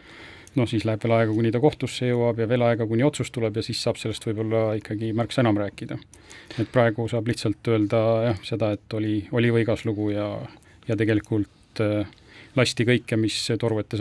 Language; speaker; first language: Estonian; native; Estonian